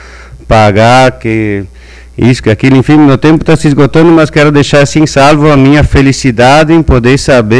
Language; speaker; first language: Portuguese; native; Portuguese